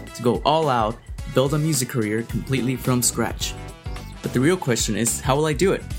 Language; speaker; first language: English; early bilingual, other home language; Spanish